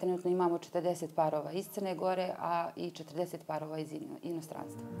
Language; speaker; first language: Croatian; native; Croatian